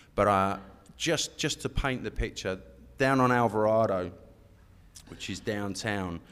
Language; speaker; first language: English; native; English